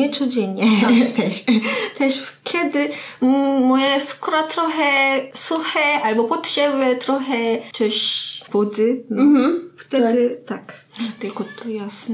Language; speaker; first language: Polish; non-native, learner; Korean